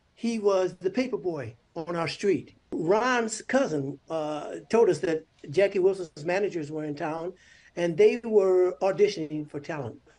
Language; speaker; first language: English; native; English